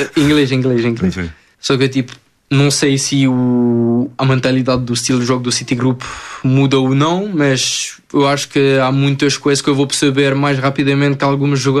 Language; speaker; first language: Portuguese; early bilingual, other home language; French